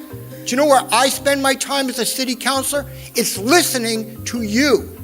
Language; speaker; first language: English; native; English